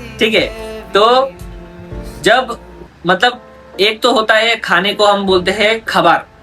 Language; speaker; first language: Hindi; non-native, local second language; Bangla